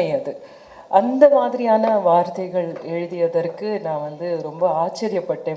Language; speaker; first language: Tamil; native; Tamil